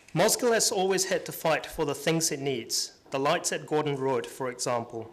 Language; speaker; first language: English; native; English